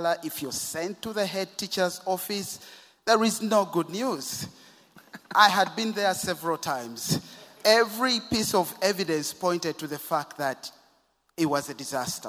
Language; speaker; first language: English; non-native, local second language; Ganda